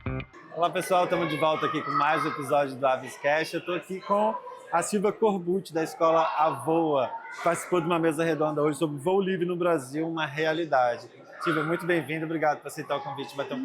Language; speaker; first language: Portuguese; native; Portuguese